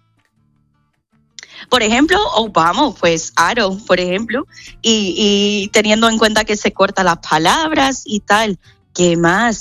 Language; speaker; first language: Spanish; non-native, fluent; English